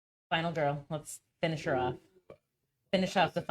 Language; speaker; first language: English; native; English